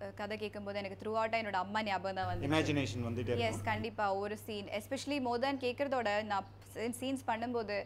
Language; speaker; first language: Tamil; non-native, local second language; Malayalam